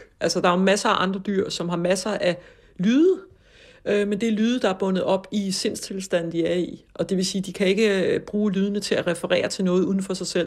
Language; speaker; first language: Danish; native; Danish